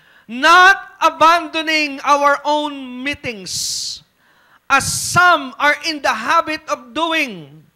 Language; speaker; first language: English; non-native, local second language; Filipino